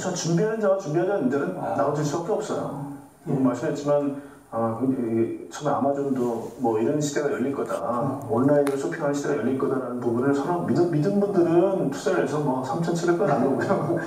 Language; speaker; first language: Korean; native; Korean